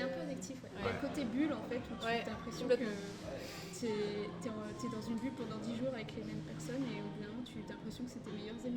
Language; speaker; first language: French; native; French